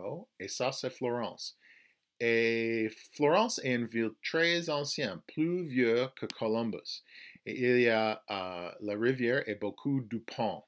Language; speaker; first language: French; non-native, fluent; English